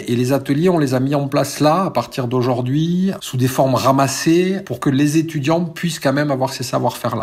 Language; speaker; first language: French; native; French